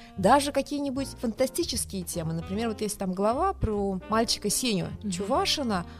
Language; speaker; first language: Russian; non-native, local second language; Tatar